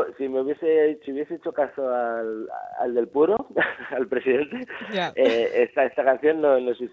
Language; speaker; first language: Spanish; native; Spanish